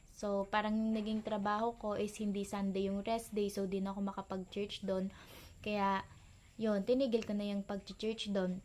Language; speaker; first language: Filipino; native; Filipino